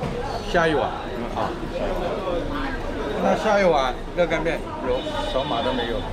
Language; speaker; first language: Chinese; native; Chinese